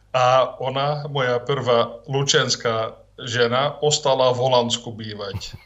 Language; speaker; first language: Slovak; non-native, fluent; Dutch